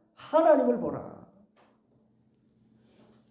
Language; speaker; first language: Korean; native; Korean